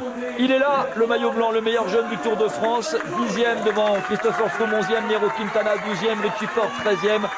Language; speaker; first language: French; native; French